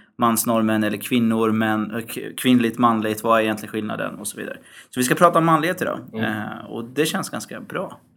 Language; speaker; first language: Swedish; early bilingual, other home language; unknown